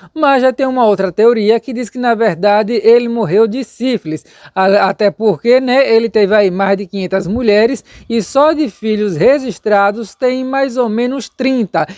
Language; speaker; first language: Portuguese; native; Portuguese